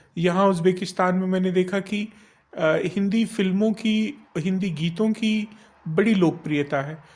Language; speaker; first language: Hindi; native; Hindi